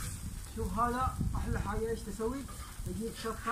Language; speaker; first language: Arabic; native; Arabic